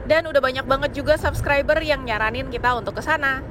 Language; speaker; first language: Indonesian; native; Indonesian